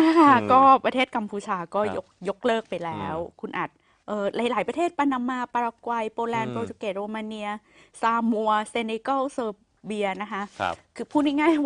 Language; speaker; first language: Thai; native; Thai